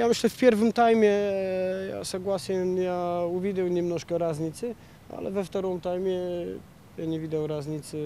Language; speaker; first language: Russian; non-native, learner; Polish